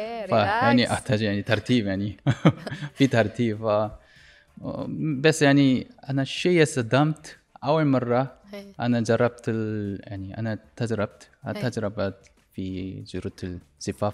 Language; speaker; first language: Arabic; non-native, learner; Korean